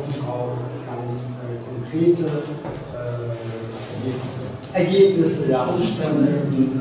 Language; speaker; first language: German; early bilingual, other home language; Turkish